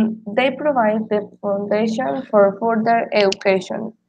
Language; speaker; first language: English; non-native, learner; Spanish